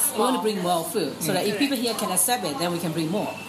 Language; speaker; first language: English; non-native, learner; Burmese